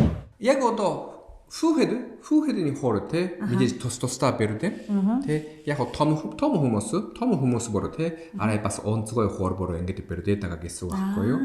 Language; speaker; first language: Mongolian; non-native, fluent; Japanese